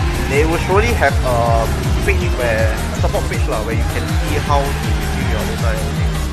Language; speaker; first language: English; non-native, local second language; Malay